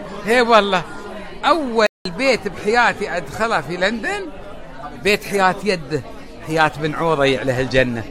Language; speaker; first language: Arabic; native; Arabic